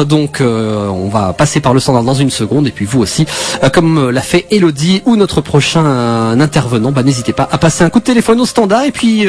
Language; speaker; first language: French; native; French